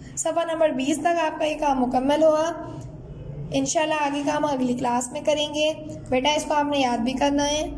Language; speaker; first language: Urdu; native; Urdu